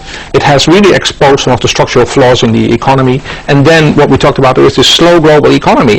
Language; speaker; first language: English; non-native, fluent; Dutch